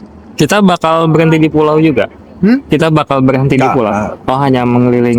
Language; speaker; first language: Indonesian; native; Indonesian